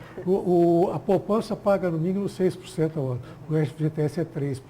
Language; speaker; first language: Portuguese; native; Portuguese